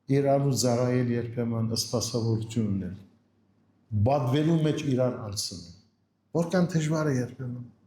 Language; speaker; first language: Armenian; early bilingual, heritage; Armenian